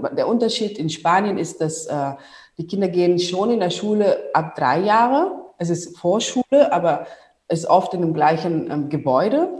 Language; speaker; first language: German; non-native, fluent; Spanish